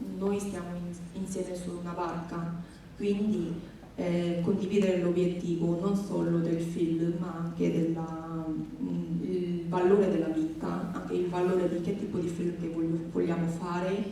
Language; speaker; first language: Italian; non-native, fluent; Korean